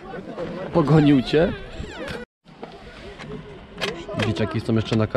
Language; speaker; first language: Polish; native; Polish